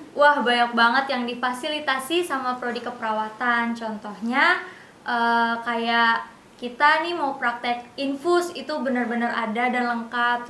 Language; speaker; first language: Indonesian; native; Indonesian